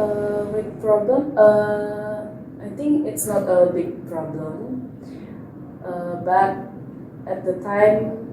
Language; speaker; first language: English; non-native, learner; Indonesian